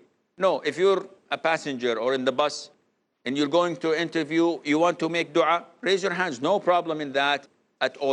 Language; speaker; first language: English; non-native, fluent; Arabic